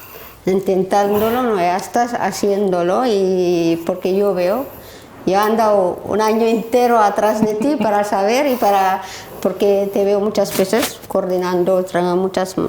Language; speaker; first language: Spanish; non-native, learner; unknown